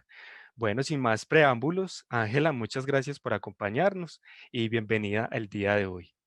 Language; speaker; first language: Spanish; native; Spanish